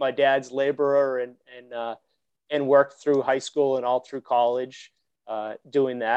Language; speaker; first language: English; native; English